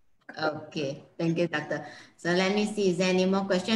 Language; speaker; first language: English; non-native, local second language; Chinese